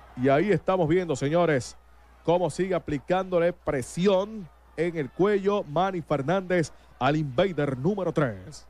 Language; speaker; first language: Spanish; native; Spanish